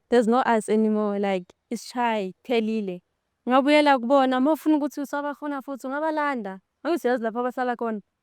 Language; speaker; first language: Zulu; non-native, local second language; Northern Sotho